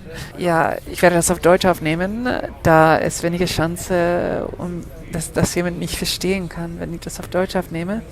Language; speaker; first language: German; non-native, fluent; English